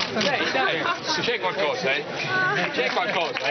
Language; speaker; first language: Italian; native; Italian